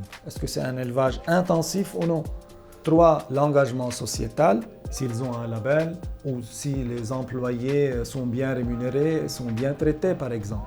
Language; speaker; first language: French; non-native, local second language; Arabic